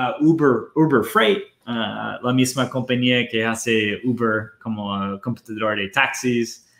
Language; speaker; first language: Spanish; non-native, fluent; Portuguese